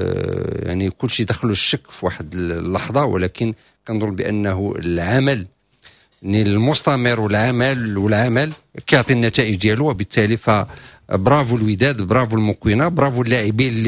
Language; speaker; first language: Arabic; native; Arabic